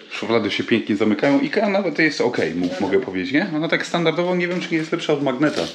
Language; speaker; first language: Polish; native; Polish